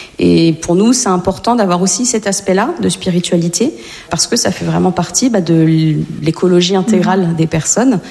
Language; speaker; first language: French; native; French